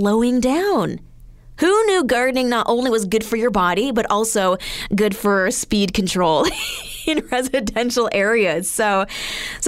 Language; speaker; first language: English; native; English